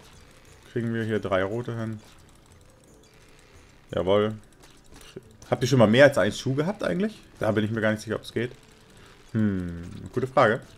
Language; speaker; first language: German; native; German